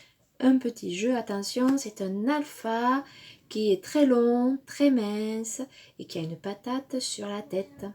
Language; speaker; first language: French; native; French